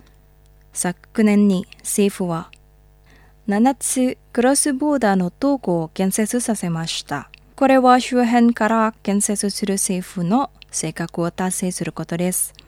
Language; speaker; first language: Japanese; non-native, fluent; Indonesian